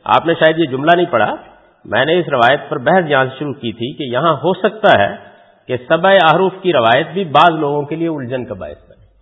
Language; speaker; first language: Urdu; non-native, local second language; Punjabi